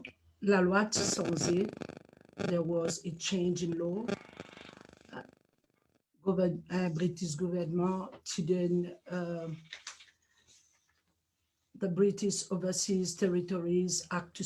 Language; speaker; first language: English; non-native, learner; Morisyen